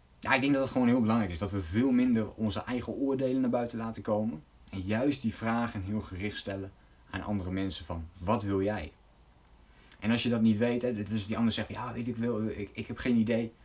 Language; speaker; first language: Dutch; native; Dutch